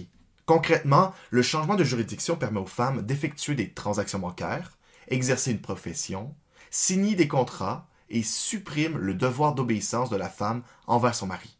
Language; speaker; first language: French; native; French